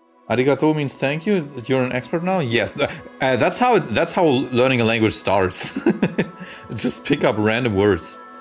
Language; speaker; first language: English; non-native, fluent; German